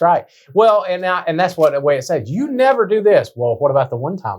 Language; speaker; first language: English; native; English